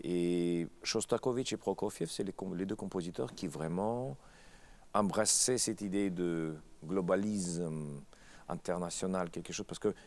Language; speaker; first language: French; non-native, fluent; Russian